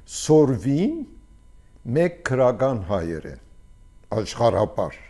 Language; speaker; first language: Armenian; early bilingual, heritage; Armenian